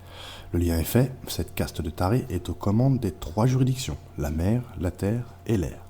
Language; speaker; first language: French; native; French